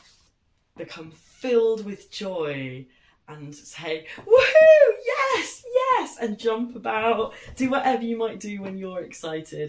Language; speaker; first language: English; native; English